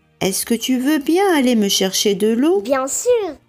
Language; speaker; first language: French; native; French